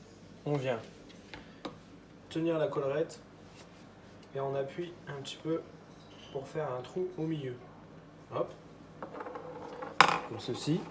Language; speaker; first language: French; native; French